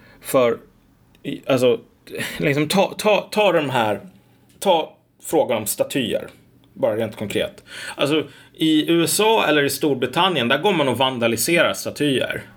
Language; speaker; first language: Swedish; native; Swedish